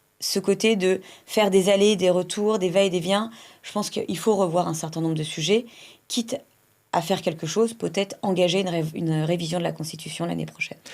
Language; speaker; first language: French; native; French